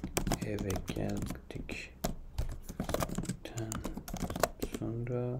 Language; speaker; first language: Turkish; non-native, fluent; Persian